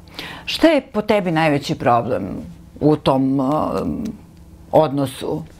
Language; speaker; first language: Serbian; native; Serbian